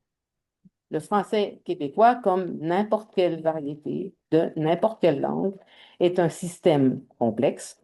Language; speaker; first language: French; native; French